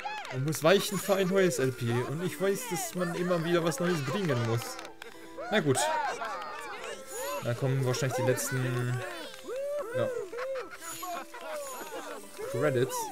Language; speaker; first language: German; native; German